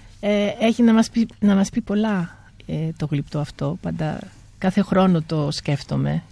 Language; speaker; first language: Greek; early bilingual, heritage; Greek